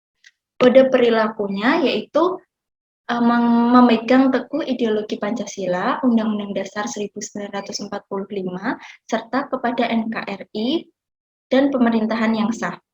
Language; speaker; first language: Indonesian; native; Indonesian